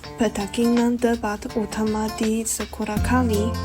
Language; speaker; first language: Malay; non-native, learner; Chinese